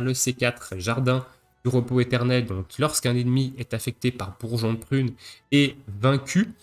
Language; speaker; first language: French; native; French